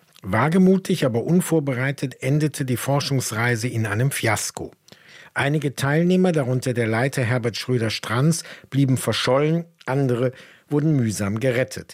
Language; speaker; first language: German; native; German